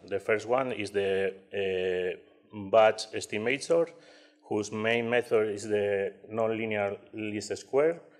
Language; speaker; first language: English; non-native, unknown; Spanish